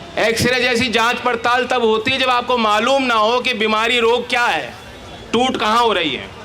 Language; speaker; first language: Hindi; native; Hindi